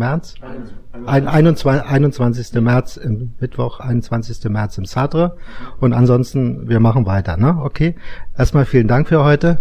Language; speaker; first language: German; native; German